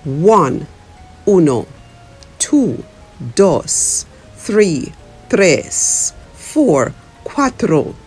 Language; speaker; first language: Spanish; non-native, learner; English